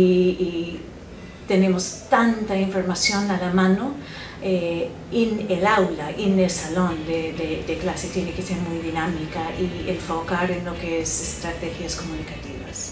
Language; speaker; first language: Spanish; non-native, fluent; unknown